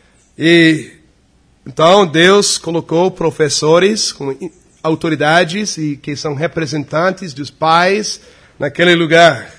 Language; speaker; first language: Portuguese; non-native, fluent; English